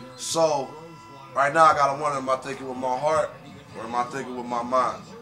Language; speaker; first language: English; native; English